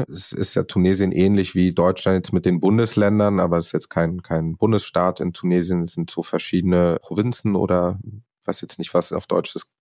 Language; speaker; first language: German; non-native, fluent; Arabic